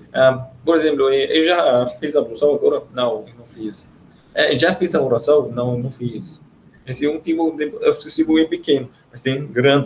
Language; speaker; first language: Portuguese; non-native, learner; Arabic